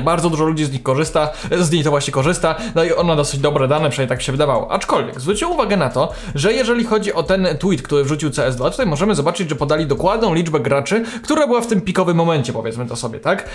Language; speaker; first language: Polish; native; Polish